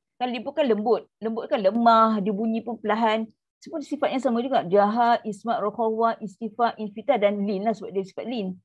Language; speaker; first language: Malay; native; Malay